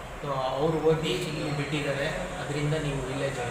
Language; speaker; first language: Kannada; non-native, local second language; Urdu